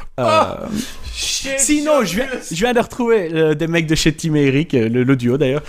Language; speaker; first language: French; native; French